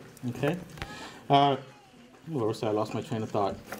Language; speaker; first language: English; early bilingual, other home language; Spanish